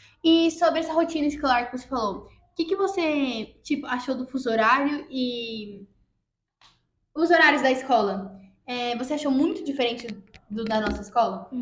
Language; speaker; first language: Portuguese; native; Portuguese